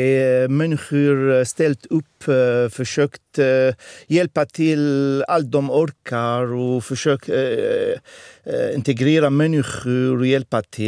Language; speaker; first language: Swedish; non-native, fluent; Arabic